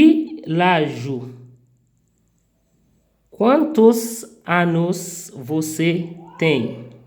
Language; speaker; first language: Portuguese; non-native, fluent; Haitian Creole